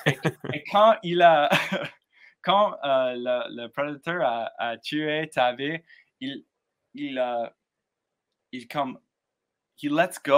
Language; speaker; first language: French; non-native, learner; English